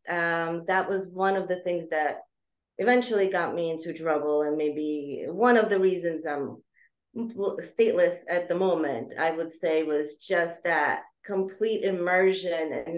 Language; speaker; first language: English; early bilingual, other home language; Russian